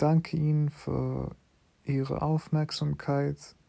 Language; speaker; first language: German; non-native, fluent; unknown